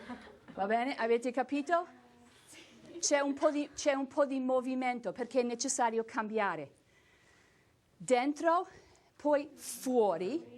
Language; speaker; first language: Italian; non-native, fluent; English